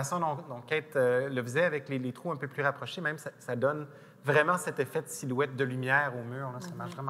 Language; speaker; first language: French; native; French